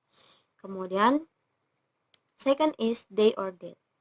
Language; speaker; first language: English; non-native, learner; Indonesian